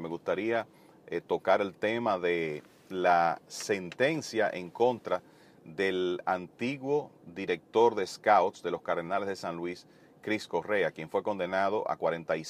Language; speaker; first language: Spanish; native; Spanish